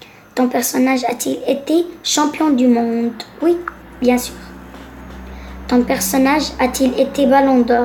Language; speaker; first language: French; non-native, local second language; Arabic